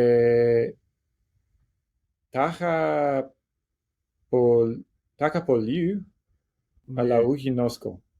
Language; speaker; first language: Greek; non-native, learner; English